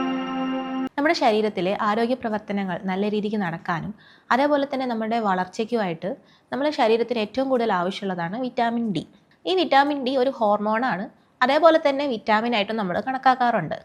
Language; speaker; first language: Malayalam; native; Malayalam